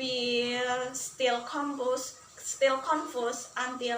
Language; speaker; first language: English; non-native, learner; Indonesian